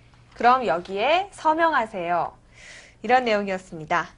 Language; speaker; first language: Korean; native; Korean